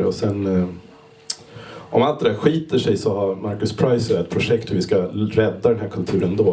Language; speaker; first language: Swedish; native; Swedish